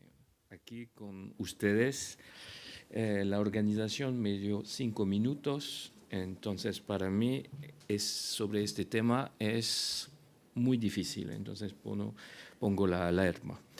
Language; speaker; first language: Spanish; non-native, fluent; French